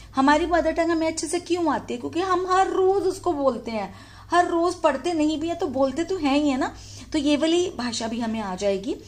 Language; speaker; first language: Hindi; native; Hindi